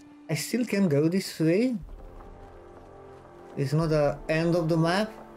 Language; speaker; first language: English; non-native, fluent; Romanian